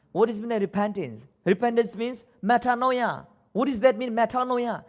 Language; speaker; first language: English; non-native, learner; Nepali